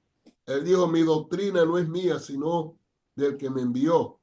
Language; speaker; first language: Spanish; non-native, fluent; English